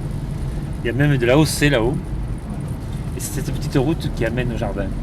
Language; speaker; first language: French; native; French